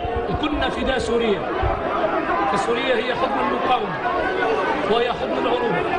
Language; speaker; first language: Arabic; native; Arabic